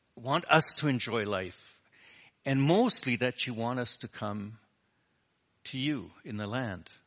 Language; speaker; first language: English; native; English